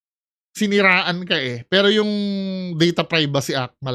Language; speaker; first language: Filipino; native; Filipino